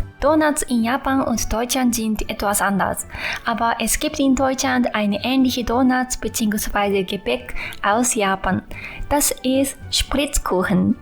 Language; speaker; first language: German; non-native, fluent; Japanese